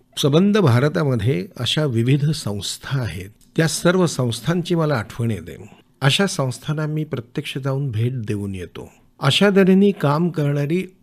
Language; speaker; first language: Marathi; native; Marathi